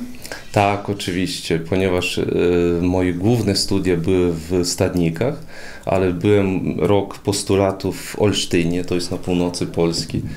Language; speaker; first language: Polish; non-native, fluent; Russian